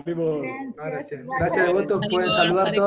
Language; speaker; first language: Spanish; native; Spanish